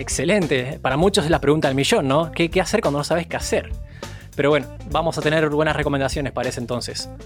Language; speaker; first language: Spanish; native; Spanish